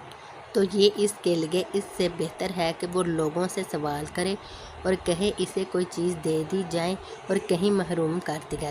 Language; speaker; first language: Urdu; native; Urdu